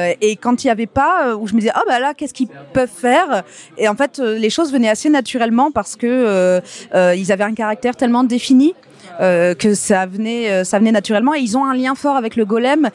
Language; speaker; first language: French; native; French